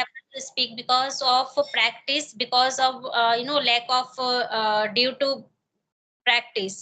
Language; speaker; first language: English; non-native, learner; Hindi